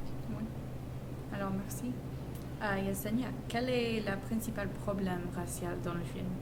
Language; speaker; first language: French; non-native, learner; English